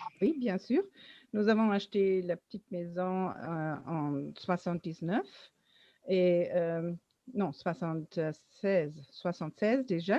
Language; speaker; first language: French; non-native, fluent; German